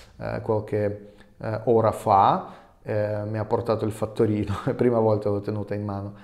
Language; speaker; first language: Italian; non-native, fluent; Russian